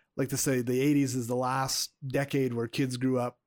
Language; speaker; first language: English; native; English